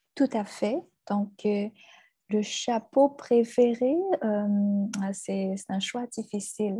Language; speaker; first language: French; non-native, fluent; Chinese